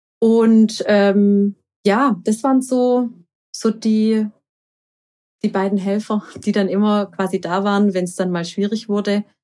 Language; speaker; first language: German; early bilingual, other home language; Croatian